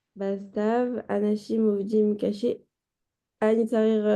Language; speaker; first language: Hebrew; non-native, learner; French